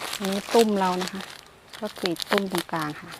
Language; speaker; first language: Thai; native; Thai